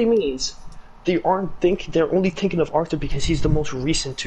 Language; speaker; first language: English; native; English